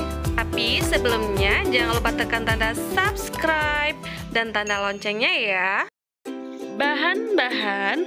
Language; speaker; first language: Indonesian; native; Indonesian